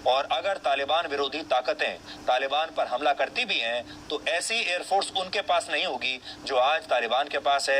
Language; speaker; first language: Hindi; native; Hindi